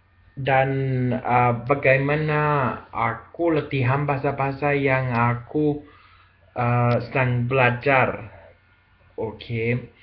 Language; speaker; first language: Indonesian; non-native, learner; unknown